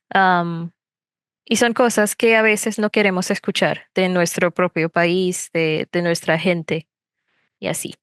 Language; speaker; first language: Spanish; non-native, fluent; English